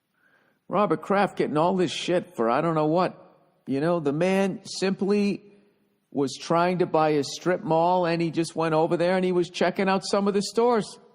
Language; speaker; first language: English; native; English